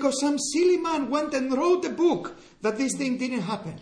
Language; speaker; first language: English; non-native, fluent; Greek